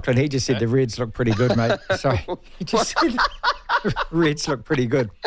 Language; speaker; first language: English; native; English